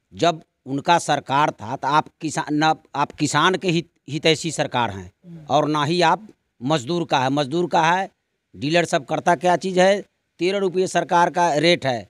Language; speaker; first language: Hindi; native; Hindi